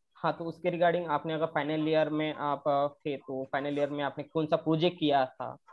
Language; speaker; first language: Hindi; non-native, local second language; Marathi